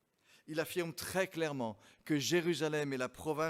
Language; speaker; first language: French; native; French